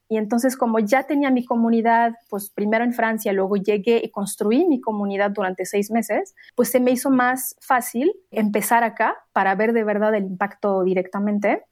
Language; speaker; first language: Spanish; non-native, fluent; Arabic